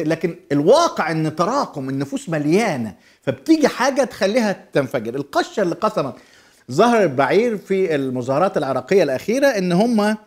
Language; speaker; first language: Arabic; native; Arabic